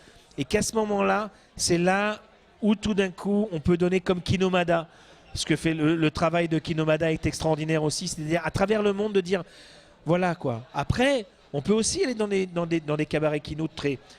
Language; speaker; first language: French; native; French